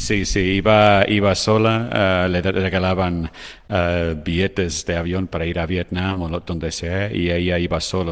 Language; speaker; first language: Spanish; non-native, fluent; English